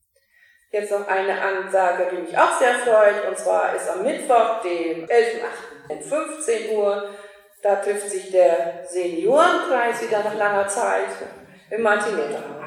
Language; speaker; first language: German; native; German